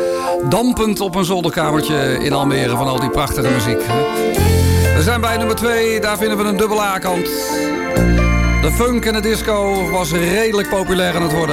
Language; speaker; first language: Dutch; native; Dutch